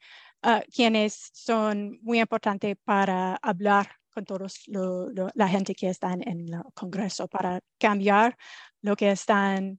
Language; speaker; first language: Spanish; non-native, fluent; English